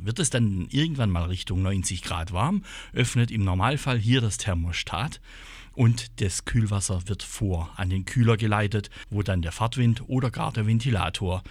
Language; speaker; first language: German; native; German